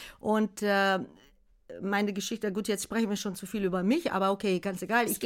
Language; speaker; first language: German; non-native, fluent; Bulgarian